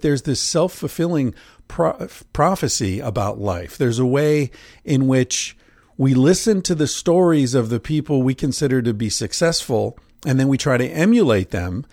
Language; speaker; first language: English; native; English